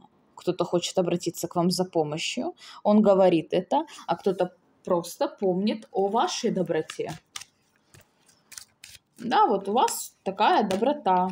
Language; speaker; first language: Russian; native; Russian